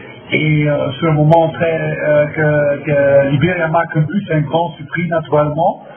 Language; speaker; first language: French; non-native, fluent; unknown